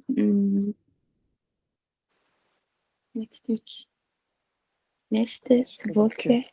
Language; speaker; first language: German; non-native, learner; Filipino